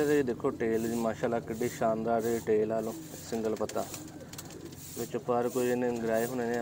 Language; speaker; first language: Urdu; non-native, local second language; Punjabi